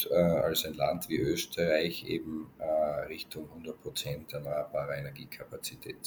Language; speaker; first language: German; native; German